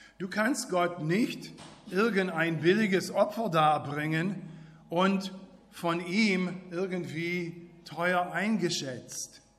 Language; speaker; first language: German; non-native, fluent; English